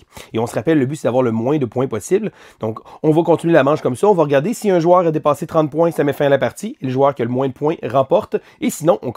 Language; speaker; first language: French; native; French